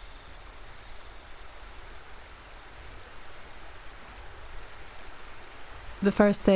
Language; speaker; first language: English; native; English